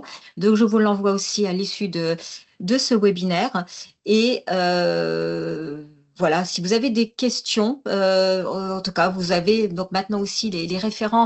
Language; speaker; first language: French; native; French